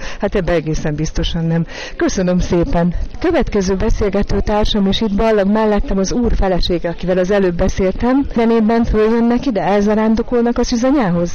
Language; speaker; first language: Hungarian; native; Hungarian